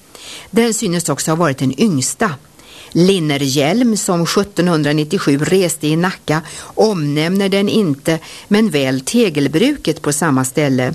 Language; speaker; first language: Swedish; native; Swedish